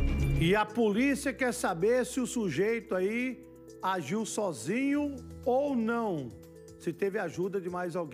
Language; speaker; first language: Portuguese; native; Portuguese